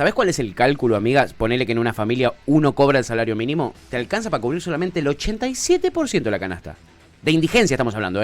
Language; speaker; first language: Spanish; native; Spanish